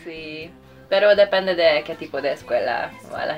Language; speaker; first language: Spanish; non-native, fluent; Hungarian